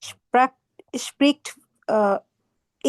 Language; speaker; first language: German; non-native, learner; Bangla